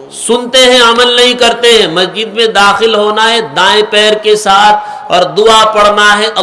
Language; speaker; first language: Urdu; native; Urdu